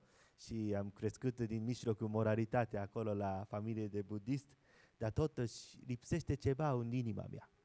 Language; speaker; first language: Romanian; non-native, learner; Japanese